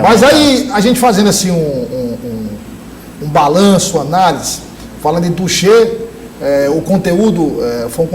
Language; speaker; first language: Portuguese; native; Portuguese